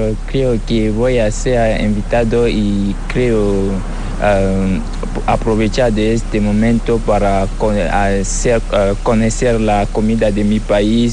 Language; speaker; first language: Spanish; non-native, learner; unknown